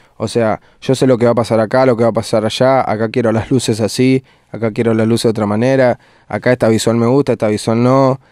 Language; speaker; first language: Spanish; native; Spanish